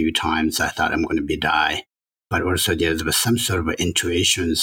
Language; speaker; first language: English; non-native, learner; Chinese